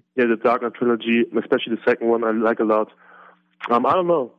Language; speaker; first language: English; non-native, fluent; German